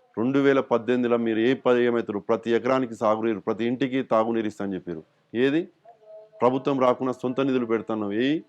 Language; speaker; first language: Telugu; native; Telugu